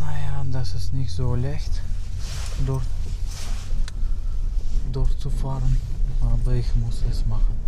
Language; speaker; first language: German; non-native, learner; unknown